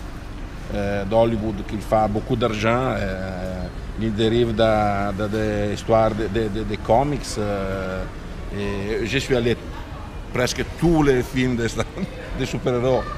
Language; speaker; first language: French; non-native, fluent; Italian